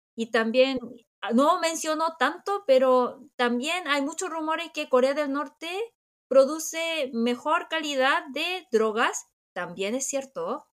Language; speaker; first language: Spanish; non-native, fluent; Korean